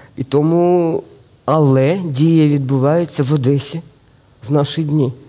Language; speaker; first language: Ukrainian; non-native, local second language; Russian